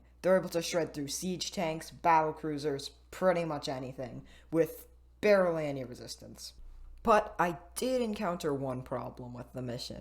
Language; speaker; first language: English; native; English